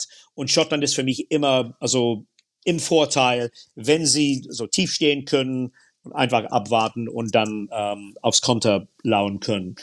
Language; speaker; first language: German; non-native, fluent; English